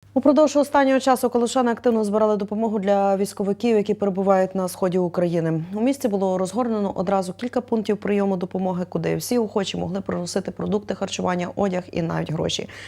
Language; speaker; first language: Ukrainian; native; Ukrainian